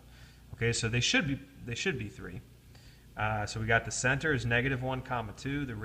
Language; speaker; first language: English; native; English